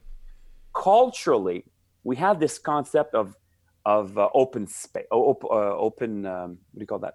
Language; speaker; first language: English; native; English